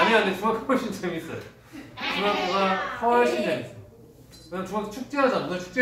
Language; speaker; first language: Korean; native; Korean